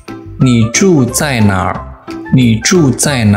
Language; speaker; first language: Chinese; non-native, fluent; Indonesian